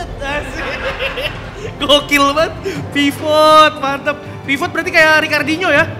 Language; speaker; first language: Indonesian; native; Indonesian